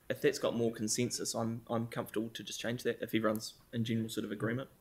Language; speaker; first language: English; native; English